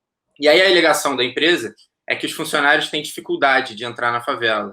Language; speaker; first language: Portuguese; native; Portuguese